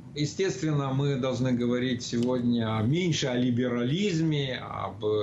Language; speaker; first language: Russian; non-native, local second language; Romanian